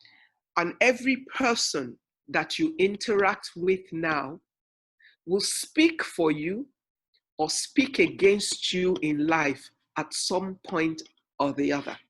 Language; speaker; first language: English; non-native, local second language; Yoruba